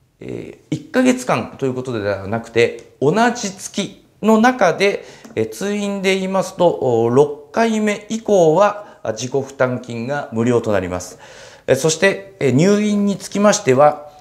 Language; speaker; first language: Japanese; native; Japanese